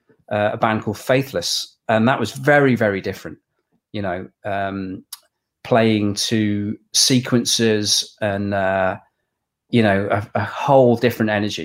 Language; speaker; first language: English; native; English